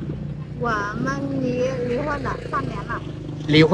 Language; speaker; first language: Chinese; non-native, learner; Vietnamese